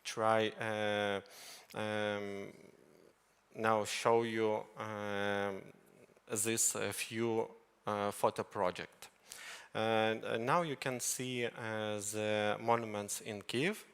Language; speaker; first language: English; non-native, learner; Ukrainian